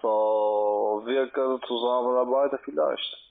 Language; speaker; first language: German; non-native, learner; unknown